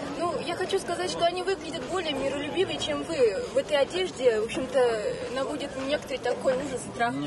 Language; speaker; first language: Russian; native; Russian